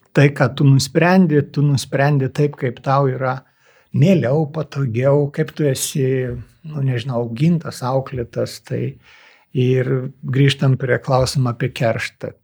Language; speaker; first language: Lithuanian; native; Lithuanian